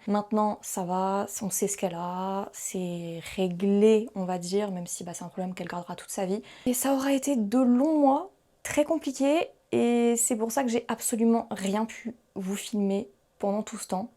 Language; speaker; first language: French; native; French